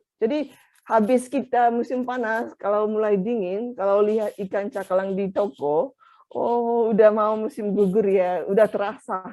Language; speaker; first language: Indonesian; non-native, fluent; Japanese